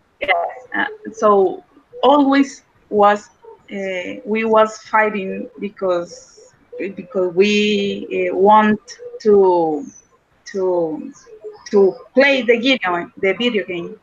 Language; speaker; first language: English; non-native, learner; Spanish